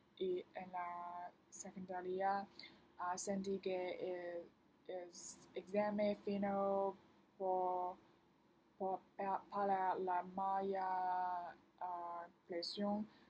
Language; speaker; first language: Spanish; non-native, learner; Chinese